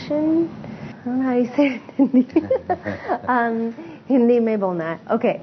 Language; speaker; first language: Hindi; non-native, learner; English